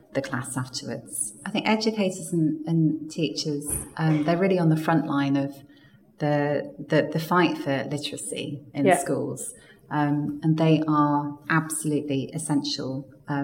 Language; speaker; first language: English; native; English